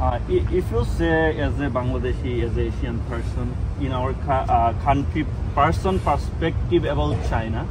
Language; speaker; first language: English; non-native, local second language; Bangla